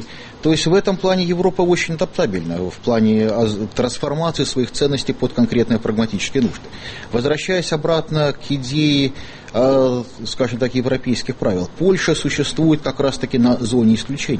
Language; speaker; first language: Russian; native; Russian